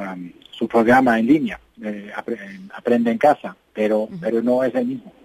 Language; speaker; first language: Spanish; non-native, fluent; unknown